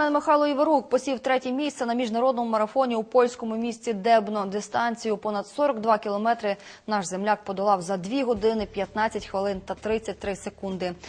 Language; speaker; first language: Ukrainian; native; Ukrainian